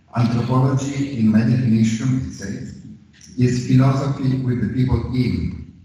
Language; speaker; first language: English; non-native, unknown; Italian